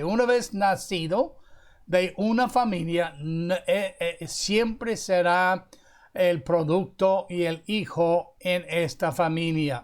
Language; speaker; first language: Spanish; non-native, fluent; English